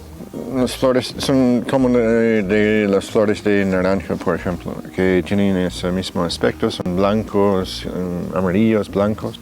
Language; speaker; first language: Spanish; non-native, fluent; English